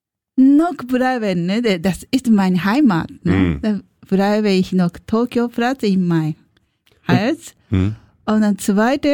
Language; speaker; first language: German; non-native, learner; Japanese